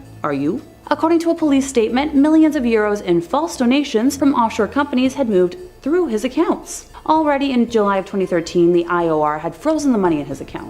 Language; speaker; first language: English; native; English